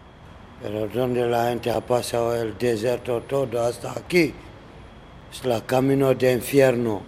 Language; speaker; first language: Spanish; non-native, learner; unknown